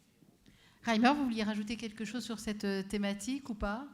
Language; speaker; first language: French; native; French